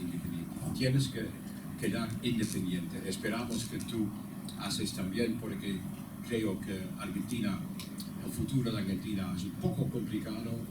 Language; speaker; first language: Spanish; non-native, learner; Dutch